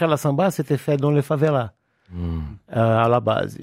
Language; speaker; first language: French; non-native, fluent; Portuguese